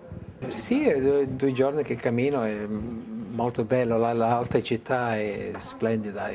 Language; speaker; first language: Italian; early bilingual, heritage; English